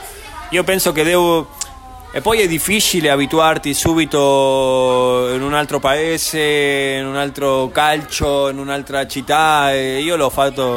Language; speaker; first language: Italian; non-native, fluent; Spanish